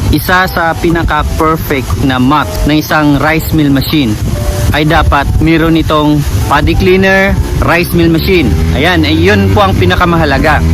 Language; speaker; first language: Filipino; native; Filipino